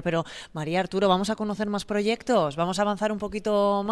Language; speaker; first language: Spanish; native; Spanish